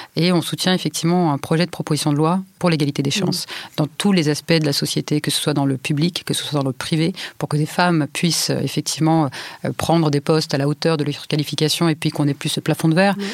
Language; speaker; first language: French; native; French